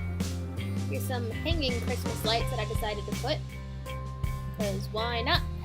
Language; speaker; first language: English; native; English